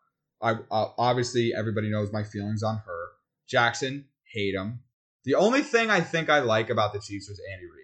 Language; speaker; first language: English; native; English